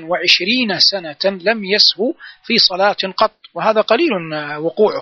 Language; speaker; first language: Arabic; native; Arabic